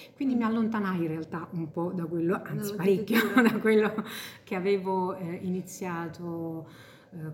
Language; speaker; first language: Italian; native; Italian